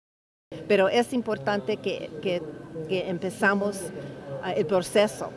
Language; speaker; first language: Spanish; early bilingual, heritage; English